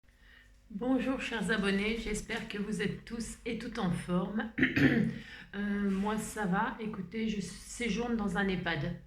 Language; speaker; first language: French; native; French